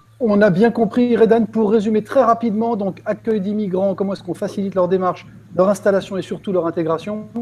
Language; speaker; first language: French; native; French